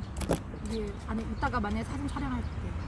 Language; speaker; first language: Korean; non-native, fluent; Chinese